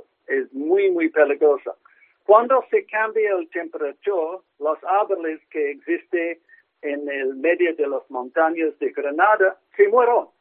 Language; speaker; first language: Spanish; non-native, learner; English